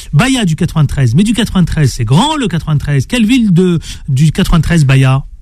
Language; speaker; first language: French; native; French